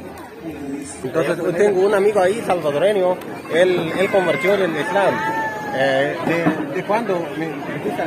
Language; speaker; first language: Spanish; non-native, learner; Arabic